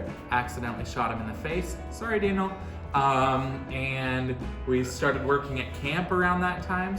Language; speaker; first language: English; native; English